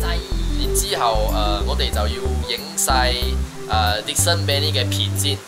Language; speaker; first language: Cantonese; non-native, local second language; Chinese